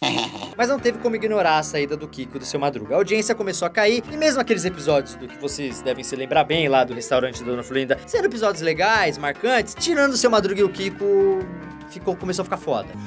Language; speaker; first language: Portuguese; native; Portuguese